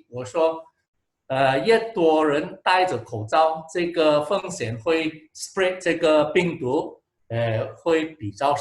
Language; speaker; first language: Chinese; non-native, local second language; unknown